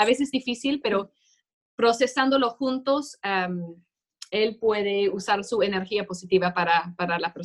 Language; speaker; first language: Spanish; non-native, fluent; English